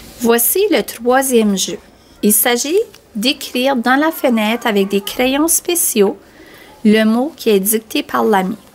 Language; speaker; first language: French; native; French